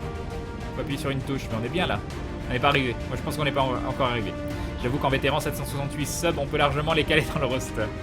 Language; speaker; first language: French; native; French